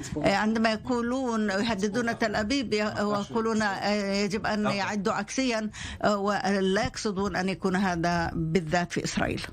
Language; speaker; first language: Arabic; non-native, fluent; Hebrew